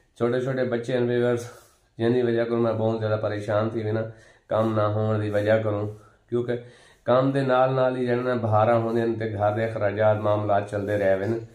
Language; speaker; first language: Punjabi; non-native, local second language; Saraiki